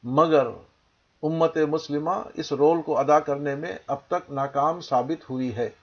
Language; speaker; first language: Urdu; native; Urdu